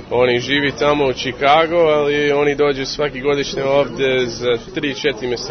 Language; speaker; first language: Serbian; early bilingual, heritage; English